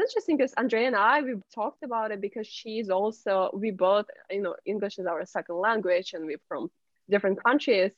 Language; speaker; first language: English; non-native, fluent; Russian